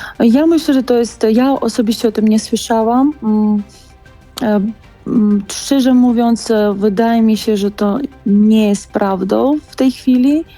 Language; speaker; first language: Polish; non-native, fluent; Georgian